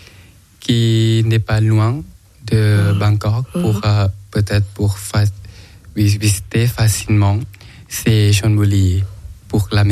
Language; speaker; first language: French; non-native, learner; Thai